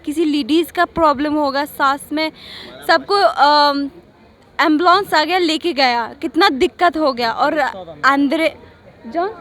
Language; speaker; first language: Hindi; non-native, learner; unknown